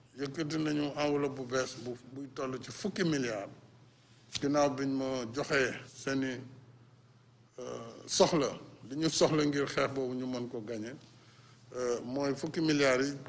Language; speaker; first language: Wolof; non-native, local second language; Fula